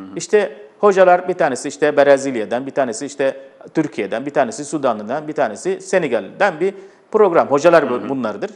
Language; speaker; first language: Turkish; non-native, fluent; Arabic